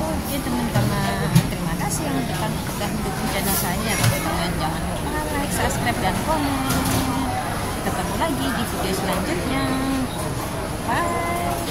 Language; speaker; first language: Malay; non-native, local second language; Javanese